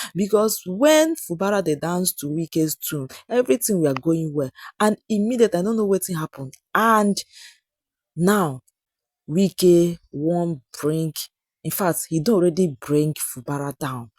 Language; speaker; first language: Nigerian Pidgin; non-native, local second language; Igbo